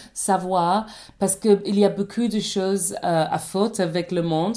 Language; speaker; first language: French; non-native, learner; English